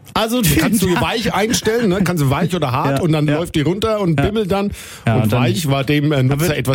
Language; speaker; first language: German; native; German